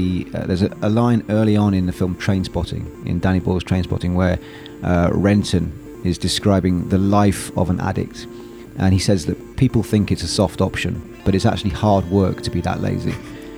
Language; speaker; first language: English; native; English